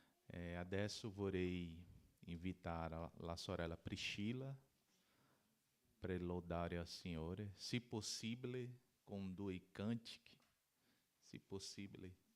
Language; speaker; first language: Italian; non-native, learner; Portuguese